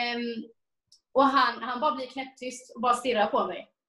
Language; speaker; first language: Swedish; native; Swedish